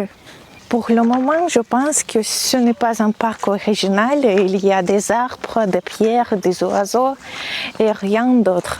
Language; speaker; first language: French; non-native, fluent; Russian